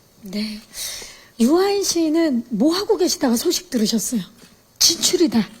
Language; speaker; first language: Korean; native; Korean